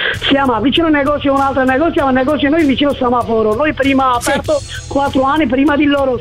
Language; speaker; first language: Italian; non-native, learner; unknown